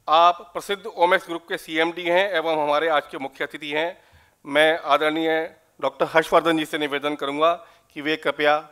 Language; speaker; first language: Hindi; native; Hindi